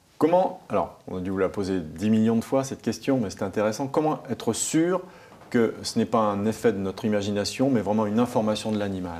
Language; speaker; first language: French; native; French